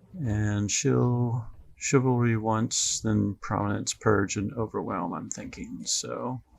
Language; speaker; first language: English; native; English